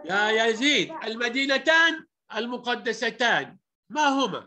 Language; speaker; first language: Arabic; native; Arabic